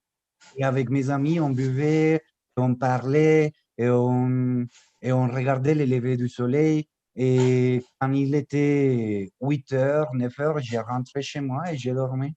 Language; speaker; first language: French; non-native, fluent; Spanish